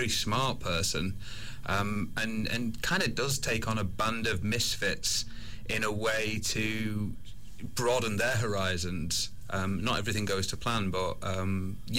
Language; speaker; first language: English; native; English